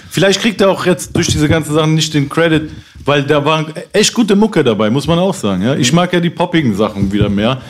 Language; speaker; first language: German; native; German